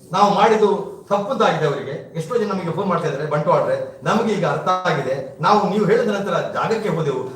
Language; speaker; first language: Kannada; non-native, local second language; Tulu